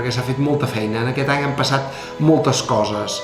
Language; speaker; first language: Catalan; native; Catalan